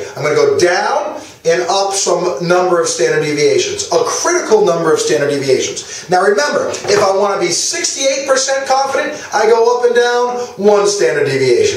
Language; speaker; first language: English; native; English